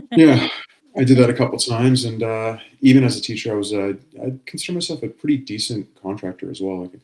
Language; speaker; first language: English; native; English